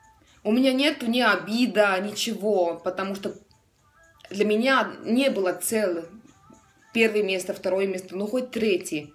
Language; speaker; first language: Russian; non-native, learner; Estonian